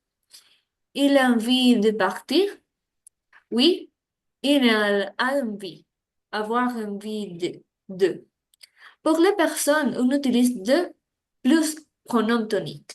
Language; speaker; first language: French; non-native, learner; Spanish